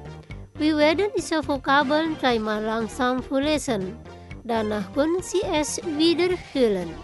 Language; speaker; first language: German; non-native, learner; Indonesian